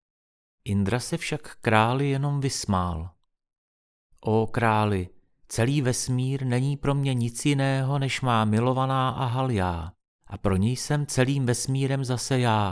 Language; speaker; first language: Czech; native; Czech